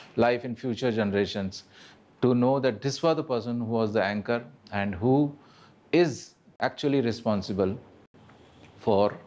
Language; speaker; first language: English; non-native, local second language; Marathi